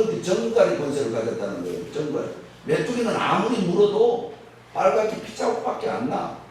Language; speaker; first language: Korean; native; Korean